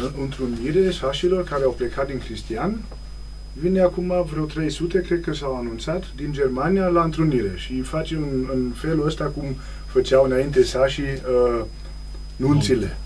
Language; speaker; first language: Romanian; non-native, local second language; German